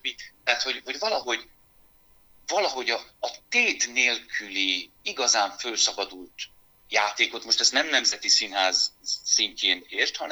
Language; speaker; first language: Hungarian; native; Hungarian